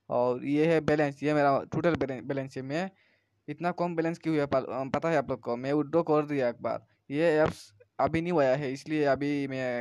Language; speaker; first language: Hindi; non-native, local second language; Bangla